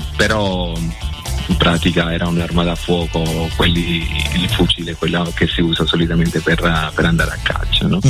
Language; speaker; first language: Italian; early bilingual, other home language; Spanish